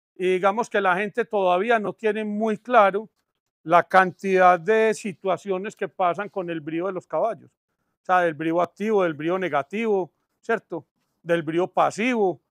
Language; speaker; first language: Spanish; native; Spanish